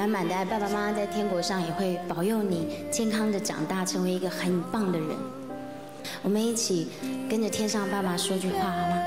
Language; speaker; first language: Chinese; native; Chinese